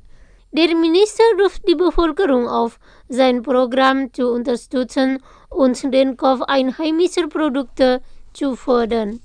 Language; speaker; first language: German; non-native, fluent; Indonesian